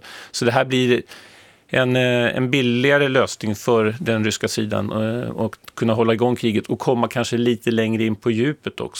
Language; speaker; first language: Swedish; native; Swedish